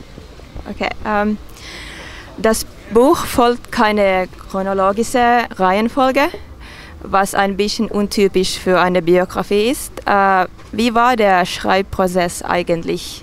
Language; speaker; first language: German; non-native, fluent; Finnish